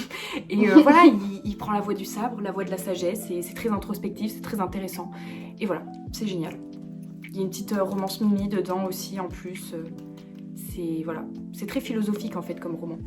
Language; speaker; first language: French; native; French